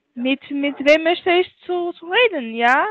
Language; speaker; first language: German; non-native, learner; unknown